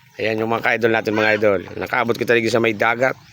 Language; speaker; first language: Filipino; non-native, local second language; Bikol